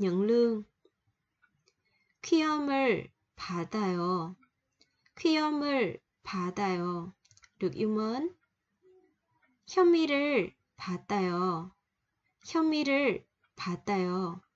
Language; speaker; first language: Korean; non-native, fluent; Vietnamese